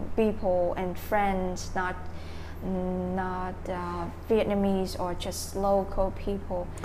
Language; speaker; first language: English; non-native, learner; Vietnamese